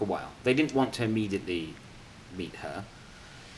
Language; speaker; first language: English; non-native, local second language; Punjabi